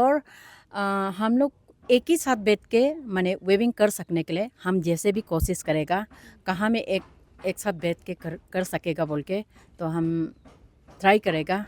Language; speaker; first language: Hindi; non-native, local second language; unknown